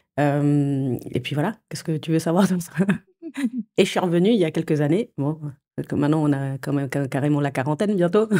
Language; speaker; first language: French; early bilingual, other home language; Portuguese